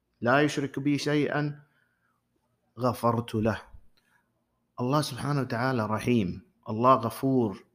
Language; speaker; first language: Arabic; native; Arabic